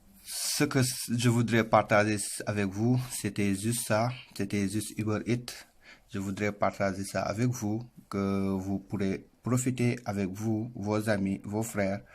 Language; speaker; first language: French; non-native, local second language; Wolof